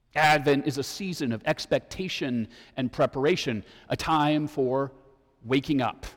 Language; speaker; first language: English; native; English